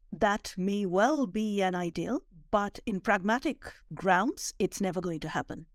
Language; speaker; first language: English; non-native, local second language; Bangla